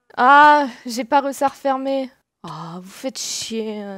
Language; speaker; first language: French; native; French